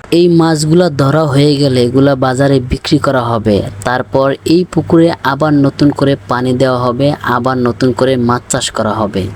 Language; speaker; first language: Bangla; native; Bangla